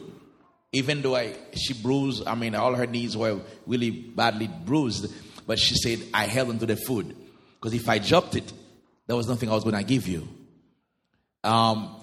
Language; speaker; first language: English; non-native, fluent; Haitian Creole